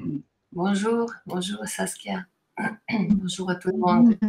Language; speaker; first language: French; non-native, fluent; Italian